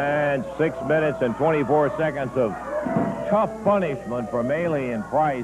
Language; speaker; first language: English; native; English